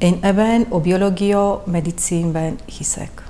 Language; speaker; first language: Hungarian; non-native, learner; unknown